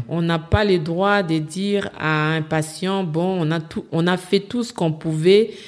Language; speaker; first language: French; non-native, local second language; Lingala